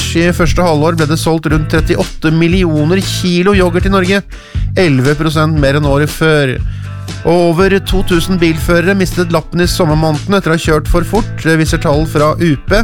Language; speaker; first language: Norwegian; native; Norwegian